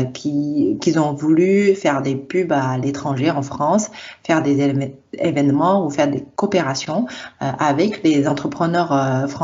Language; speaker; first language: French; non-native, fluent; Chinese